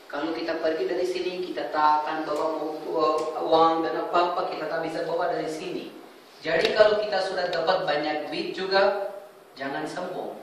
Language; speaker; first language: Indonesian; non-native, fluent; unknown